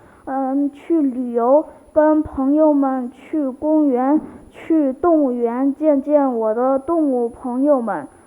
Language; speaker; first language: Chinese; early bilingual, heritage; Chinese